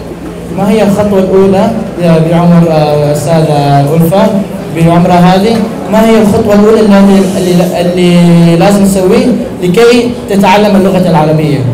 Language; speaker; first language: Arabic; non-native, learner; Indonesian